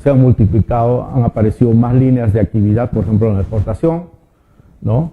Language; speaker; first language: Spanish; native; Spanish